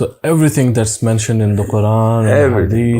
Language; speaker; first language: English; non-native, local second language; Urdu